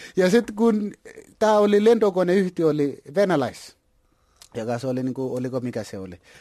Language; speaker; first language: Finnish; non-native, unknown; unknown